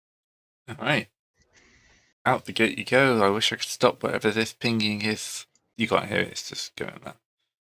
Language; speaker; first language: English; native; English